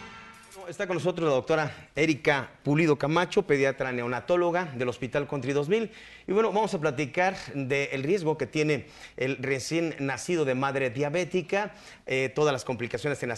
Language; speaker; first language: Spanish; native; Spanish